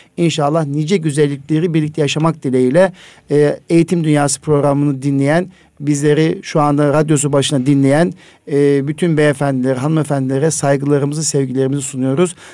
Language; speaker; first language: Turkish; native; Turkish